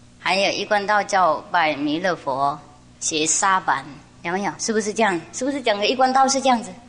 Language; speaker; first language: Chinese; non-native, fluent; Vietnamese